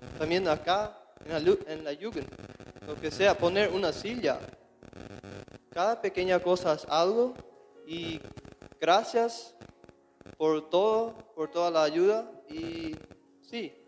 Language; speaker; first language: Spanish; non-native, local second language; German